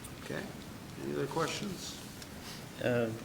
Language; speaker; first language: English; native; English